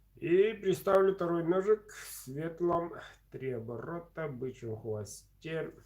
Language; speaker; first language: Russian; non-native, local second language; Yakut